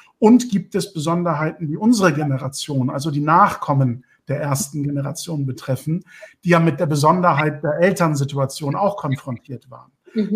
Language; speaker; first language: German; early bilingual, other home language; Turkish